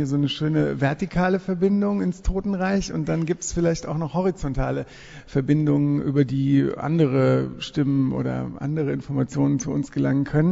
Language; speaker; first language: German; native; German